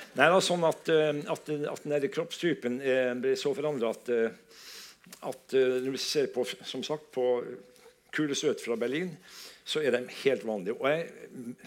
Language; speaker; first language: Norwegian; native; Norwegian